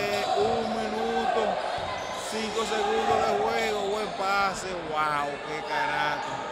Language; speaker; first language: Spanish; native; Spanish